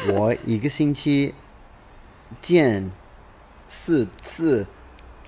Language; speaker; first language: Chinese; non-native, learner; English